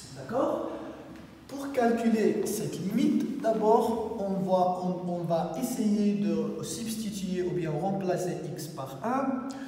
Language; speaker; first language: French; non-native, local second language; Arabic